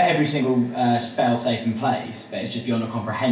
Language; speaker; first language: English; native; English